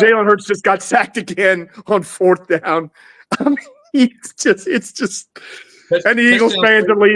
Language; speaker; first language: English; native; English